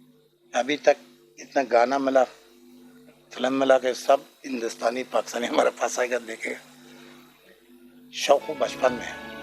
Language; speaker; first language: Hindi; non-native, learner; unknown